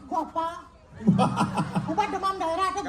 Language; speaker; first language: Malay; non-native, local second language; Balinese